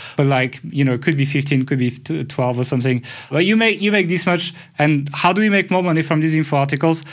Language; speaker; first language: English; non-native, fluent; French